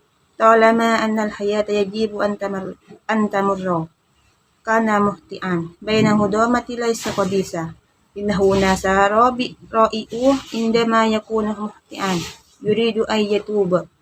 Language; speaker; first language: Arabic; non-native, learner; Indonesian